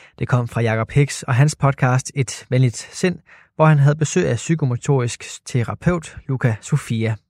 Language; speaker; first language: Danish; native; Danish